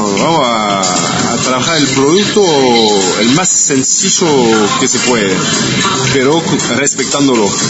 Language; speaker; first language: Spanish; non-native, fluent; French